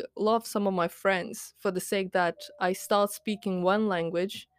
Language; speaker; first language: English; non-native, fluent; Latvian